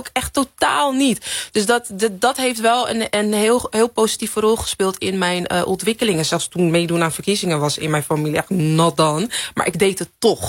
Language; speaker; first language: Dutch; native; Dutch